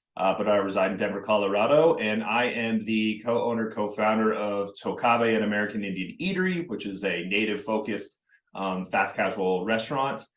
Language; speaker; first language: English; native; English